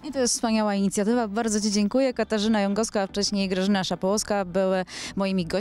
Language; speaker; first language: Polish; native; Polish